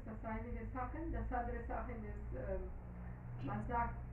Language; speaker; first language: German; non-native, fluent; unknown